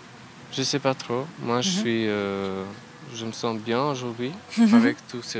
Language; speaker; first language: French; non-native, learner; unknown